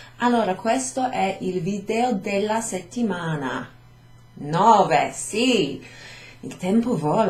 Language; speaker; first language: Italian; non-native, fluent; English